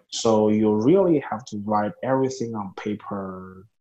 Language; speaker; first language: English; non-native, fluent; Chinese